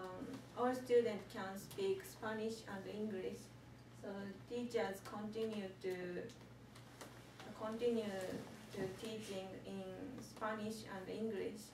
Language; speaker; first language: English; non-native, learner; Japanese